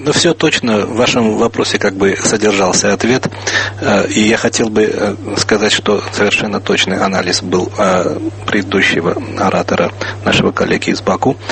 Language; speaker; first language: Russian; non-native, local second language; Armenian